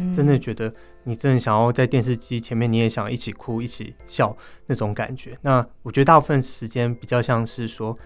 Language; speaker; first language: Chinese; native; Chinese